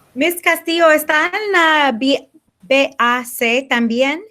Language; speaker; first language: Spanish; non-native, learner; English